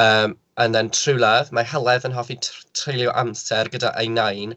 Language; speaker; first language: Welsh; non-native, local second language; English